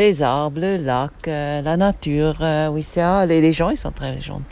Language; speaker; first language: French; non-native, learner; German